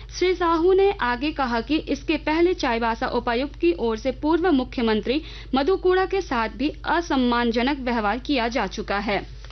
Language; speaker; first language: Hindi; native; Hindi